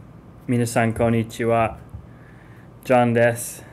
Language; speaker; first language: Japanese; non-native, fluent; English